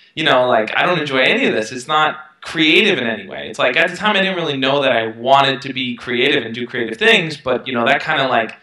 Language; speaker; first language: English; native; English